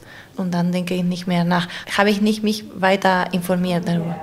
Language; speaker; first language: German; non-native, fluent; Spanish